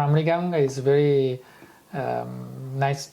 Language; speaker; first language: English; non-native, fluent; Italian